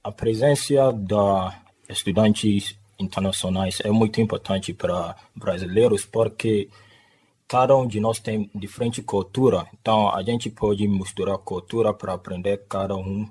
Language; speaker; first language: Portuguese; non-native, learner; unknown